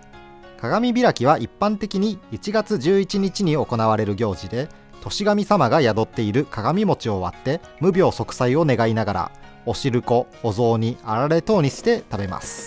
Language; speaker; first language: Japanese; native; Japanese